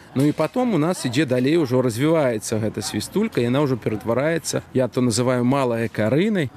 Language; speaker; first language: Belarusian; native; Belarusian